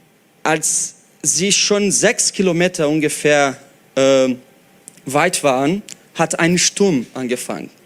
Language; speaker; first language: German; non-native, fluent; Portuguese